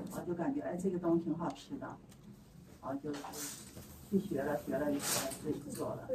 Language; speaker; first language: Chinese; native; Chinese